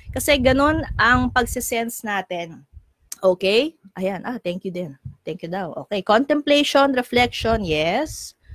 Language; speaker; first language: Filipino; native; Filipino